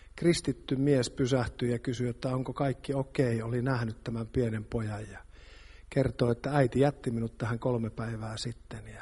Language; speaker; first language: Finnish; native; Finnish